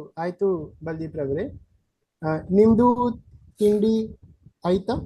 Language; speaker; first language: Kannada; non-native, learner; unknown